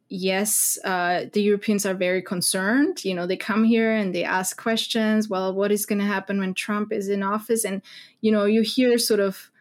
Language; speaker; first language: English; non-native, fluent; German